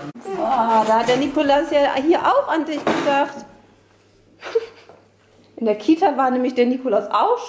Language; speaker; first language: German; native; German